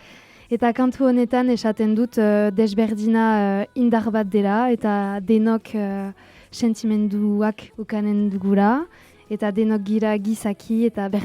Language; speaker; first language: Basque; non-native, local second language; French